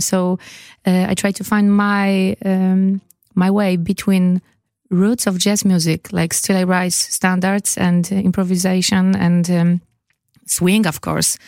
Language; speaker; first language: English; non-native, learner; Polish